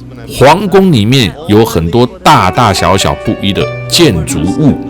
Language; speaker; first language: Chinese; native; Chinese